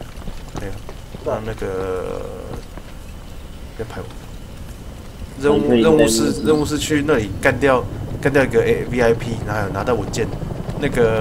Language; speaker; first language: Chinese; native; Chinese